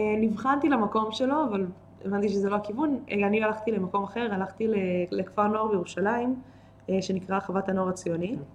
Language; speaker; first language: Hebrew; native; Hebrew